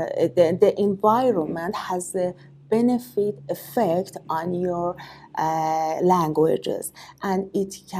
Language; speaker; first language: English; non-native, learner; Persian